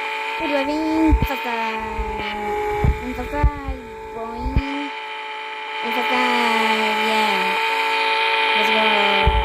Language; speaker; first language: English; non-native, learner; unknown